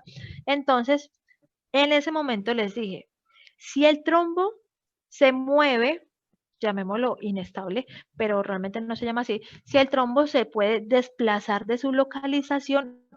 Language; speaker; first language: Spanish; native; Spanish